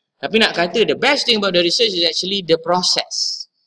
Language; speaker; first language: English; non-native, local second language; Malay